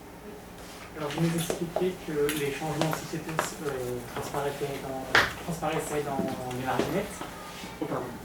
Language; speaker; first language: French; native; French